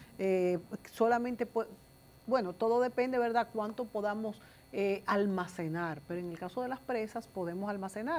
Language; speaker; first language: Spanish; native; Spanish